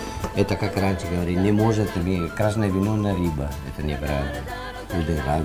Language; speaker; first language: Russian; non-native, learner; Italian